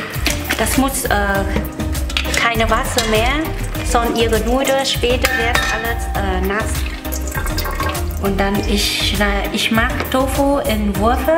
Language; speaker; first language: German; non-native, learner; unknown